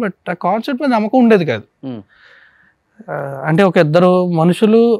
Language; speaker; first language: Telugu; native; Telugu